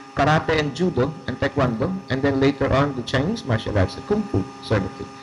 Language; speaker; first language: English; non-native, local second language; Filipino